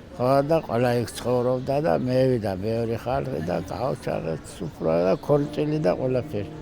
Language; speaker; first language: Georgian; non-native, local second language; Svan